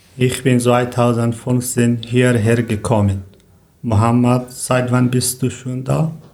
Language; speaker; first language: German; non-native, learner; Persian